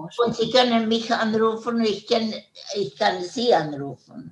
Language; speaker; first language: German; non-native, learner; Hungarian